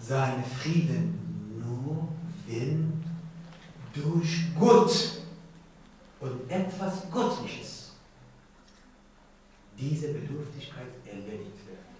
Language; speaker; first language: German; non-native, learner; Persian